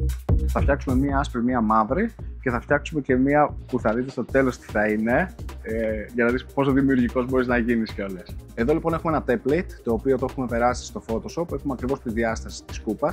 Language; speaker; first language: Greek; native; Greek